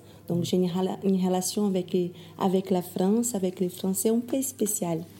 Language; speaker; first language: French; non-native, fluent; Portuguese